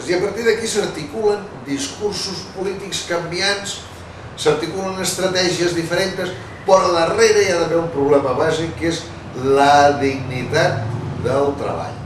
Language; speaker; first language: Catalan; native; Catalan